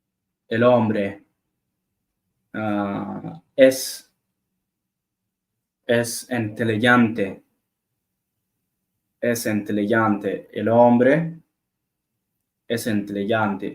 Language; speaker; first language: Spanish; non-native, learner; Arabic